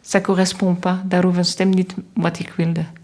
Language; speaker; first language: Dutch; non-native, fluent; French